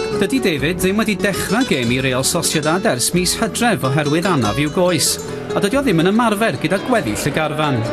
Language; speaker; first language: Welsh; native; Welsh